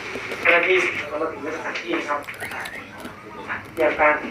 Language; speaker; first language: Thai; native; Thai